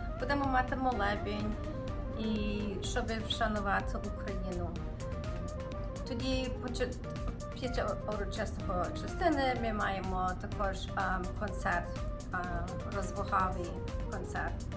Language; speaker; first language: Ukrainian; early bilingual, heritage; Ukrainian